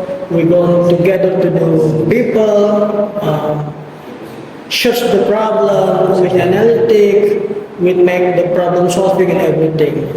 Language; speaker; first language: English; non-native, learner; Indonesian